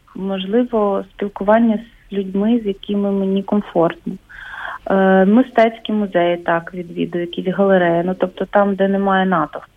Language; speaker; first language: Ukrainian; native; Ukrainian